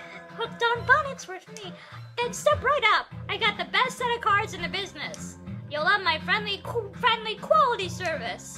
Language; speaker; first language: English; native; English